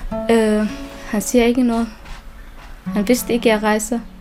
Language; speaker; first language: Danish; non-native, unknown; Somali